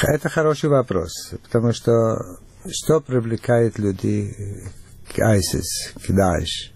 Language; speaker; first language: Russian; non-native, fluent; Arabic